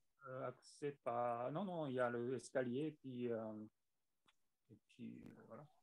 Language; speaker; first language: French; non-native, learner; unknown